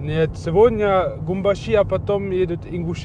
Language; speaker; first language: Russian; non-native, learner; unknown